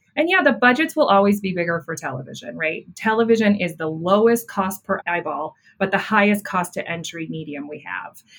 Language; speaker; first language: English; native; English